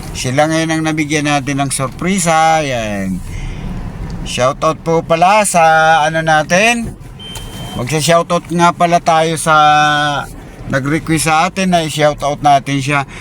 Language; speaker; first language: Filipino; native; Filipino